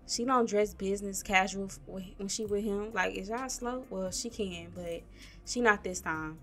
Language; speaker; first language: English; native; English